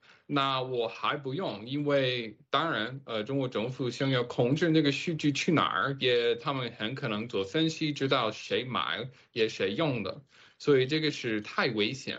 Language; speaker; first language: Chinese; non-native, fluent; English